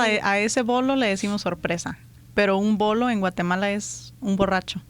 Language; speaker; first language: Spanish; early bilingual, heritage; Spanish